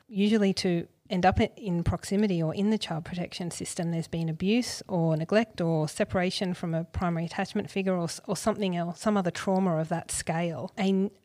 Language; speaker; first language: English; native; English